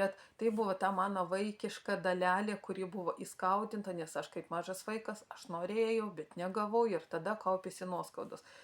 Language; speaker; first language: Lithuanian; non-native, local second language; Russian